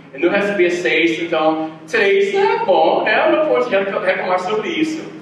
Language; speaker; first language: Portuguese; non-native, fluent; English